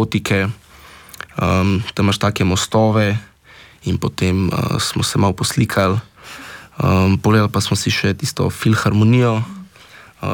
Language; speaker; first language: Slovenian; native; Slovenian